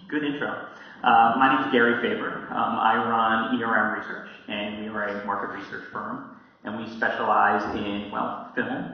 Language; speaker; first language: English; native; English